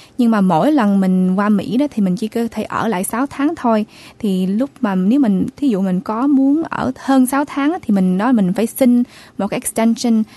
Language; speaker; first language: Vietnamese; early bilingual, heritage; Vietnamese